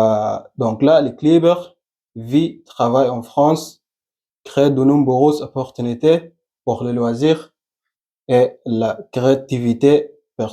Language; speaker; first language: French; non-native, learner; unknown